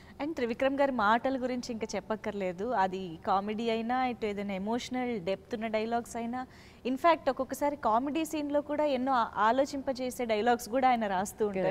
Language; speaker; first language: Telugu; native; Telugu